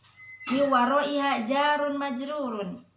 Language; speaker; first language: Arabic; non-native, learner; Indonesian